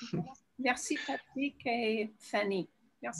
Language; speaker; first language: French; non-native, fluent; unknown